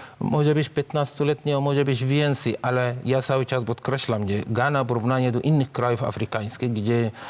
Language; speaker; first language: Polish; non-native, fluent; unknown